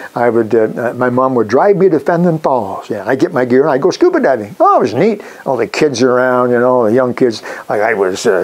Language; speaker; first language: English; native; English